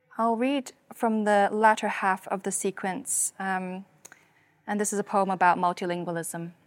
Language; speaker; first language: English; non-native, local second language; Cantonese